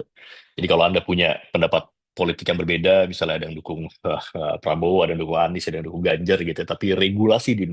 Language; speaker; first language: Indonesian; native; Indonesian